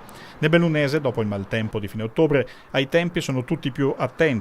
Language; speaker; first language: Italian; native; Italian